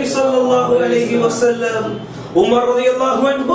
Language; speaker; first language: Arabic; non-native, fluent; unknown